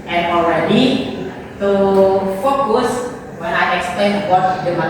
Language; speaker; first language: English; non-native, fluent; Indonesian